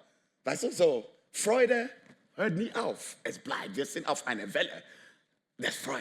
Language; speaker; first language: German; non-native, fluent; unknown